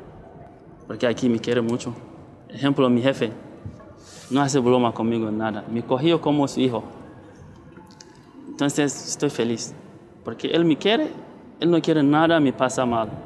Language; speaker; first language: Spanish; non-native, learner; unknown